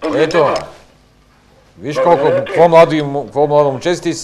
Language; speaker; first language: Bulgarian; native; Bulgarian